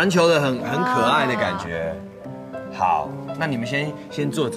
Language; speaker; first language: Chinese; native; Chinese